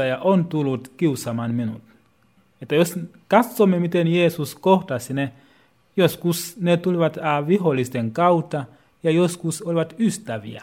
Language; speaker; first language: Finnish; non-native, fluent; Swahili